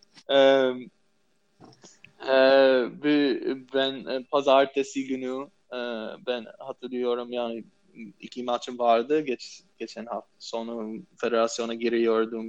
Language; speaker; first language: Turkish; non-native, fluent; English